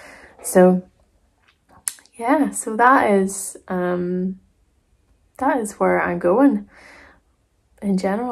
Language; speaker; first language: English; native; English